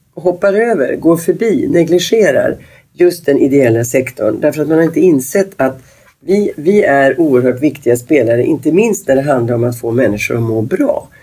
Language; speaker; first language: Swedish; native; Swedish